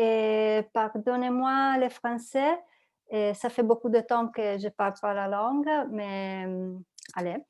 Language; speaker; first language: French; non-native, learner; Italian